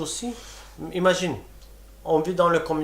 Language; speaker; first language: French; non-native, fluent; Romany